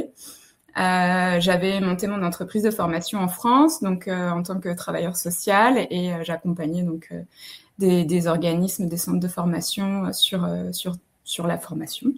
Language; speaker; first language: French; native; French